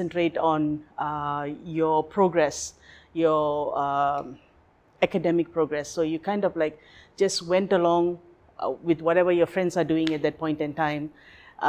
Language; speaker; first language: English; non-native, local second language; Tamil